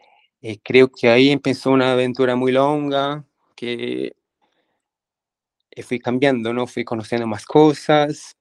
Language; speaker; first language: Spanish; non-native, fluent; Portuguese